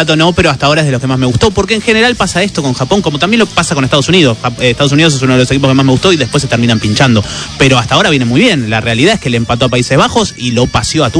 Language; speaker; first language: Spanish; native; Spanish